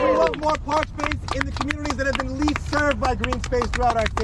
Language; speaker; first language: English; native; English